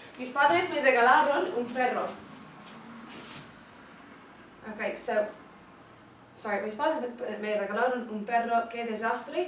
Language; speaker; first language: Spanish; non-native, fluent; English